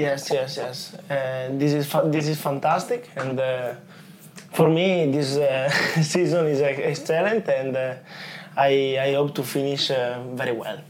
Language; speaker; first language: English; non-native, learner; Italian